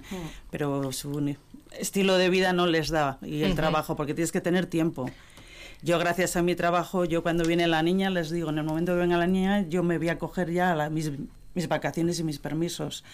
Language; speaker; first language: Spanish; native; Spanish